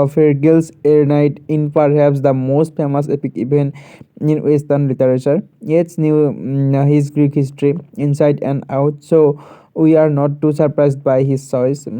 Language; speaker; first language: English; non-native, local second language; Assamese